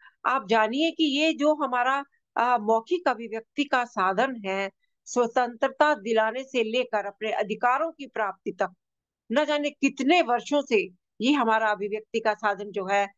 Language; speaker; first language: Hindi; native; Hindi